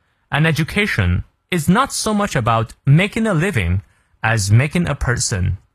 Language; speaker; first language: English; non-native, fluent; Chinese